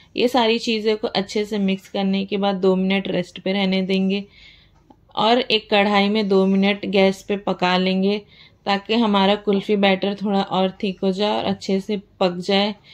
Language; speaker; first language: Hindi; native; Hindi